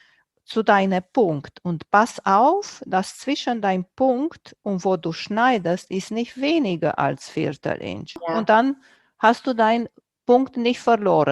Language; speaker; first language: German; non-native, fluent; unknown